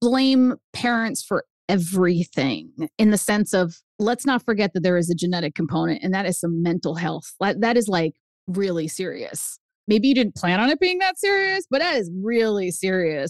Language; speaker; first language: English; early bilingual, other home language; Spanish